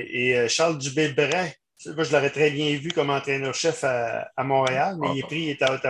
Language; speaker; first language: French; native; French